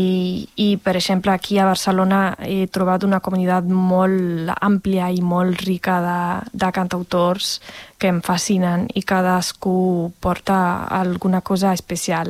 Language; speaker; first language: Catalan; non-native, fluent; German